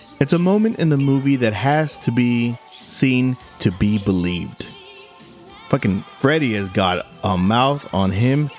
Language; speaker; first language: English; native; English